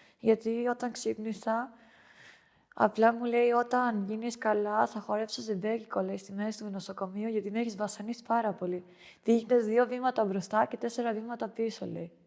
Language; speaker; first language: Greek; early bilingual, other home language; Albanian